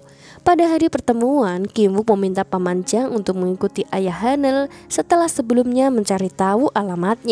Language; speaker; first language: Indonesian; native; Indonesian